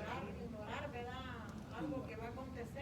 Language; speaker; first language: Spanish; native; Spanish